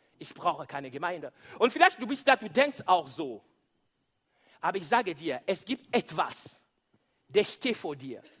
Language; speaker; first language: German; non-native, fluent; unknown